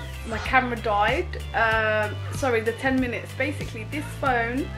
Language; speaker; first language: English; native; English